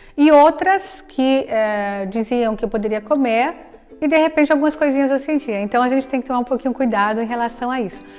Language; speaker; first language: Portuguese; native; Portuguese